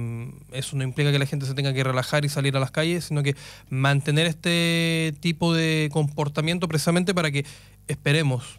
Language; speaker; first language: Spanish; native; Spanish